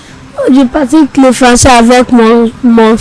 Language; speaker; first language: French; non-native, learner; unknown